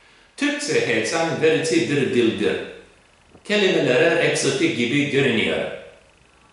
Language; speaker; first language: Turkish; non-native, learner; Greek